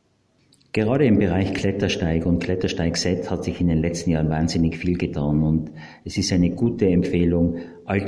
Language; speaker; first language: German; native; German